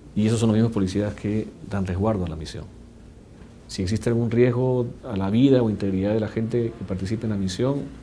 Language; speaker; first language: Spanish; native; Spanish